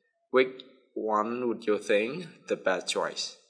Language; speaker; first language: English; non-native, fluent; Vietnamese